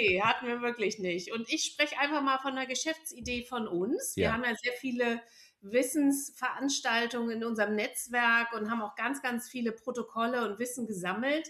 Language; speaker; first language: German; native; German